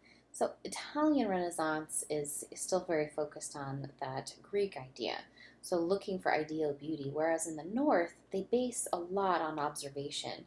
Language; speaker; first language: English; native; English